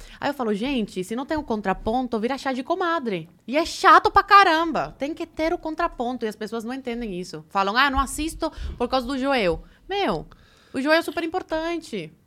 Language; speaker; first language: Portuguese; early bilingual, other home language; Spanish